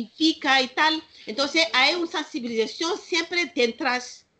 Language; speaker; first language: Spanish; non-native, learner; Malagasy